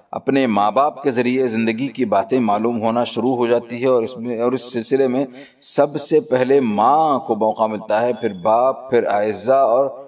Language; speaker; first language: Urdu; native; Urdu